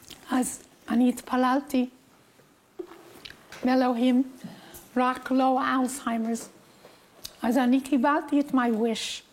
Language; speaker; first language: Hebrew; non-native, fluent; English